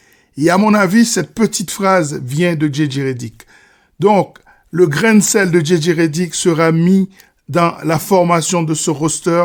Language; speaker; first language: French; native; French